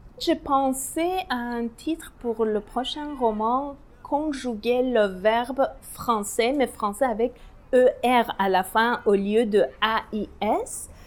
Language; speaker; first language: French; non-native, learner; Persian